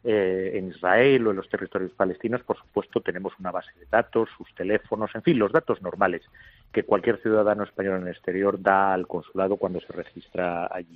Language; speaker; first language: Spanish; native; Spanish